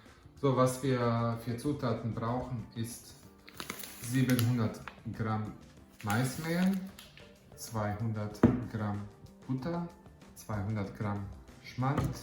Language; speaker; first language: German; non-native, fluent; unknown